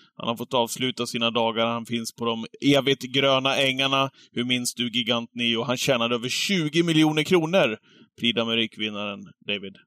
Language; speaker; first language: Swedish; native; Swedish